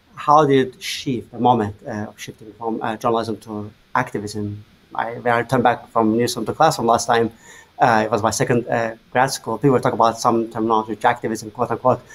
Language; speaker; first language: English; non-native, fluent; Azerbaijani